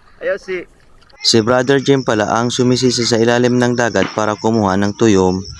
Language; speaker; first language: Filipino; non-native, local second language; Cebuano